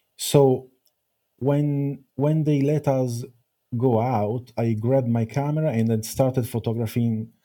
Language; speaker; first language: English; non-native, fluent; Italian